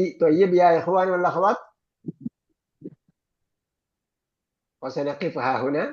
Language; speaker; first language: Arabic; non-native, fluent; Malayalam